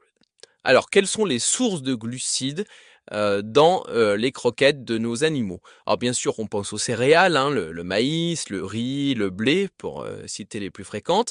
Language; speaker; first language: French; native; French